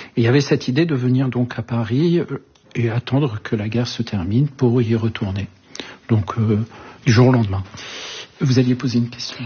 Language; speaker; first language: French; early bilingual, other home language; Arabic